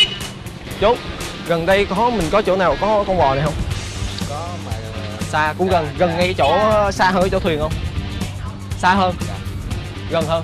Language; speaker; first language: Vietnamese; native; Vietnamese